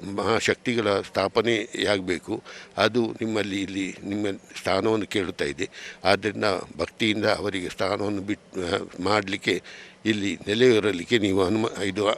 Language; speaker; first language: Kannada; native; Kannada